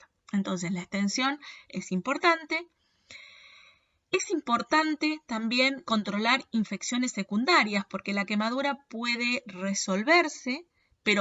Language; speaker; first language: Spanish; native; Spanish